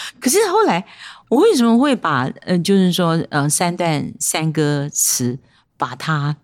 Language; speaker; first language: Chinese; non-native, local second language; Hakka Chinese